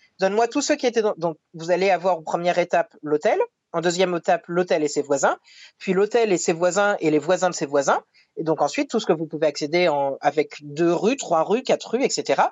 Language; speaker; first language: French; native; French